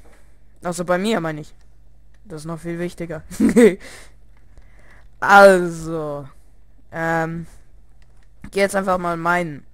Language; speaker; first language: German; early bilingual, other home language; Russian